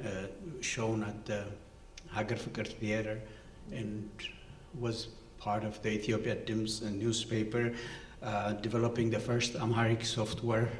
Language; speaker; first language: English; non-native, local second language; Amharic